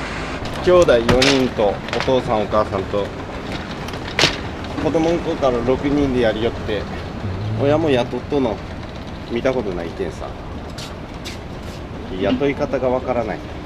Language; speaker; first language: Japanese; native; Japanese